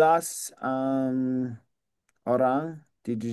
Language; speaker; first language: Indonesian; non-native, learner; English